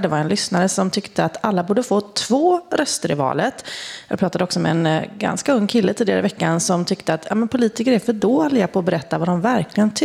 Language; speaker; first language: Swedish; native; Swedish